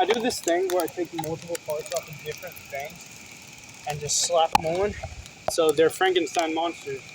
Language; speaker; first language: English; native; English